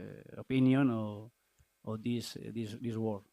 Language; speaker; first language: English; non-native, learner; Spanish